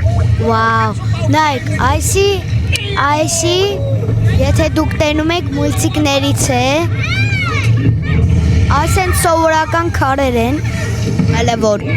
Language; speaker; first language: Armenian; early bilingual, heritage; Armenian